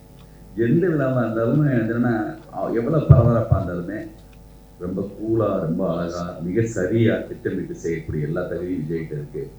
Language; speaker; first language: Tamil; native; Tamil